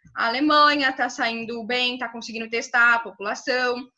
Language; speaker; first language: Portuguese; native; Portuguese